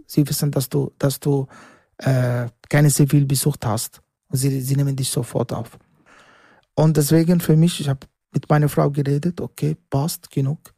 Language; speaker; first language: German; non-native, learner; Arabic